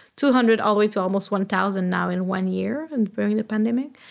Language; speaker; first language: English; non-native, fluent; French